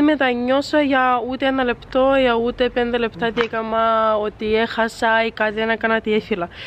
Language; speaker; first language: Greek; non-native, fluent; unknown